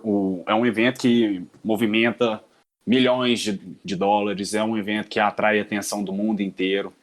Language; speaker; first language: Portuguese; native; Portuguese